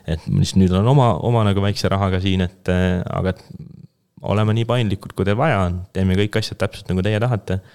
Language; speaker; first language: Estonian; native; Estonian